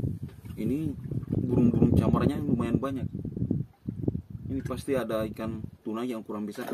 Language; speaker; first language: Indonesian; native; Indonesian